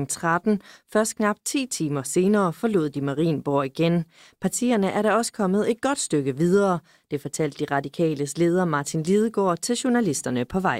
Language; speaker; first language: Danish; native; Danish